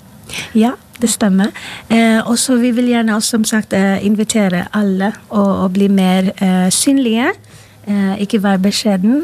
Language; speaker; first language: Norwegian; non-native, fluent; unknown